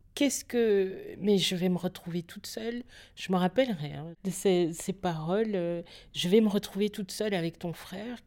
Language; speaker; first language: French; native; French